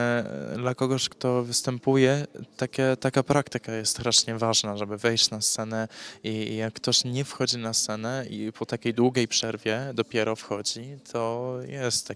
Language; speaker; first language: Polish; early bilingual, heritage; English